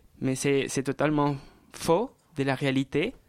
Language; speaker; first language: French; non-native, learner; Spanish